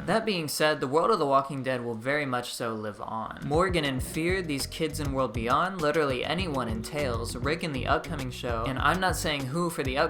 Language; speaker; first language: English; native; English